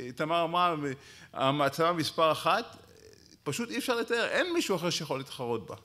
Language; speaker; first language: Hebrew; native; Hebrew